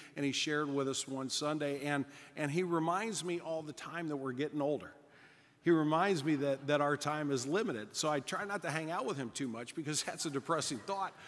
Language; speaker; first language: English; native; English